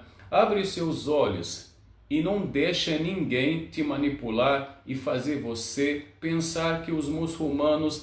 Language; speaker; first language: Portuguese; non-native, learner; Arabic